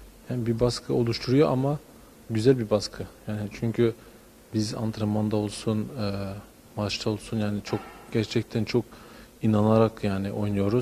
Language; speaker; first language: Turkish; early bilingual, heritage; Turkish